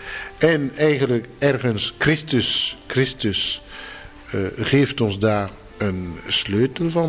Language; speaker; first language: Dutch; non-native, fluent; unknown